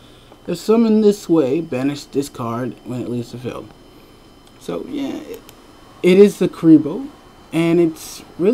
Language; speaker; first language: English; native; English